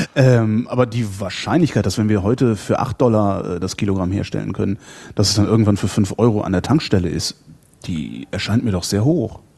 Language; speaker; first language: German; native; German